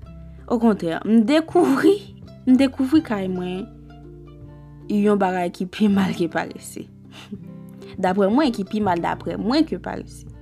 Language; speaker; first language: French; non-native, local second language; Haitian Creole